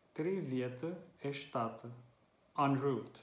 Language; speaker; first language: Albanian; non-native, learner; Finnish